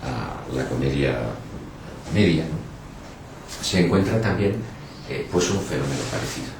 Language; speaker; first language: Spanish; native; Spanish